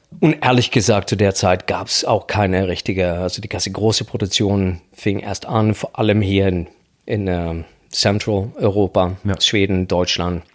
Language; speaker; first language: German; non-native, fluent; Swedish